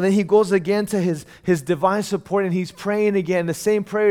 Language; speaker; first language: English; early bilingual, other home language; Spanish